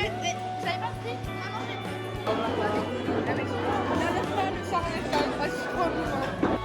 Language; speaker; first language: French; native; French